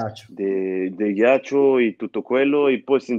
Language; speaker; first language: Italian; non-native, fluent; French